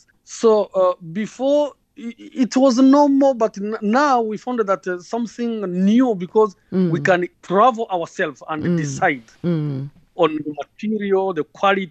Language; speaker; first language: English; non-native, local second language; Kinyarwanda